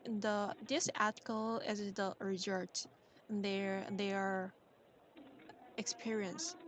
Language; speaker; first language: English; non-native, learner; Korean